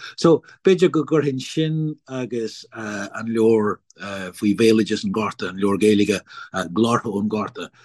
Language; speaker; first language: Irish; non-native, local second language; English